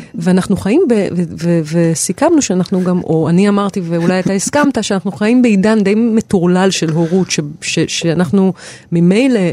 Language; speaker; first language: Hebrew; native; Hebrew